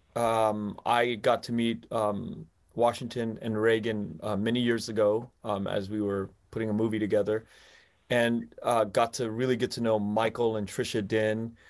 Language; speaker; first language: English; early bilingual, other home language; Vietnamese